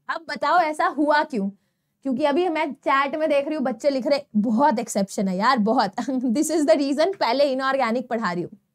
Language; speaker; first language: Hindi; non-native, local second language; Gujarati